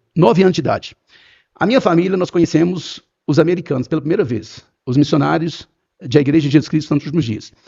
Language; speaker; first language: Portuguese; native; Portuguese